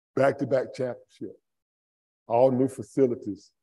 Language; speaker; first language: English; native; English